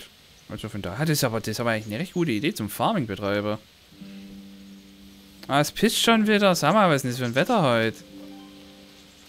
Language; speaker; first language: German; native; German